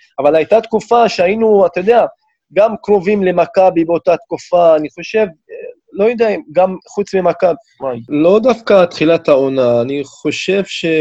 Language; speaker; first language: Hebrew; non-native, local second language; Arabic